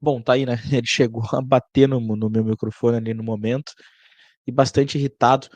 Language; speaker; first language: Portuguese; native; Portuguese